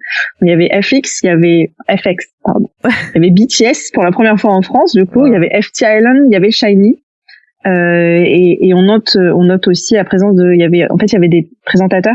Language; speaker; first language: French; native; French